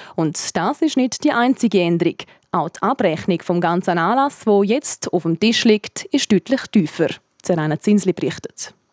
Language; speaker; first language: German; native; German